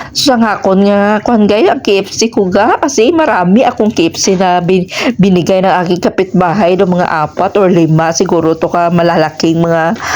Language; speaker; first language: Filipino; non-native, local second language; Hiligaynon